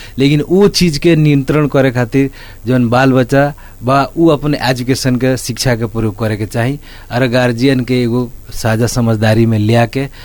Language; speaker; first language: Bhojpuri; native; Bhojpuri